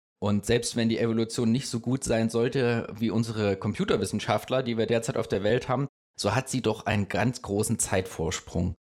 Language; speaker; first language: German; native; German